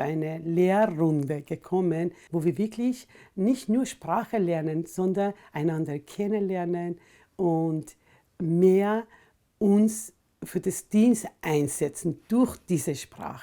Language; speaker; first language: German; non-native, fluent; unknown